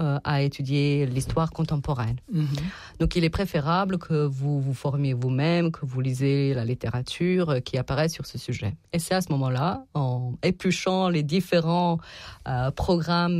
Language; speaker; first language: French; non-native, fluent; Serbian